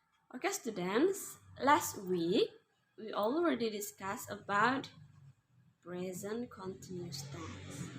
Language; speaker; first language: English; non-native, learner; Indonesian